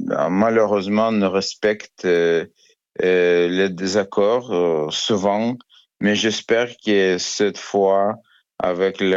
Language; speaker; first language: French; non-native, learner; Ukrainian